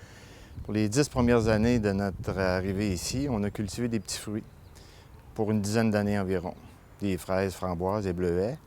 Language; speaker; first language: French; native; French